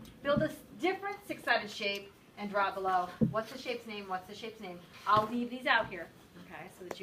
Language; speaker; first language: English; native; English